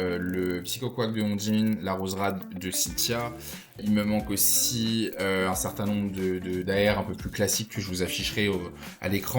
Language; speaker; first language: French; native; French